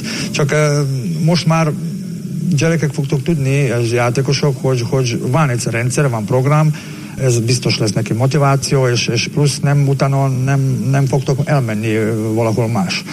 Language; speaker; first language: Hungarian; non-native, learner; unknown